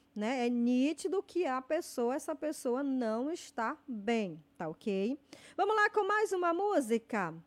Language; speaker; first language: Portuguese; native; Portuguese